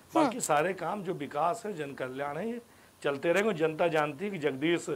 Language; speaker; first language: Hindi; native; Hindi